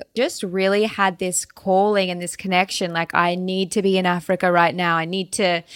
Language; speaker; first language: English; native; English